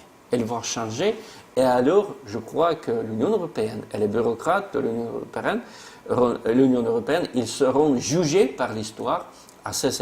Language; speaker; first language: French; non-native, fluent; Russian